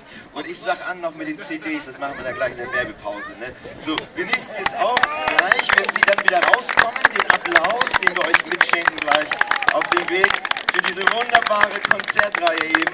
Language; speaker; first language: German; native; German